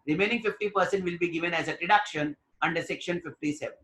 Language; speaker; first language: English; non-native, local second language; Hindi